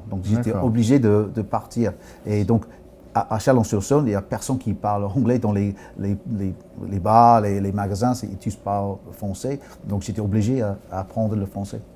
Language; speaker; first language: French; non-native, fluent; English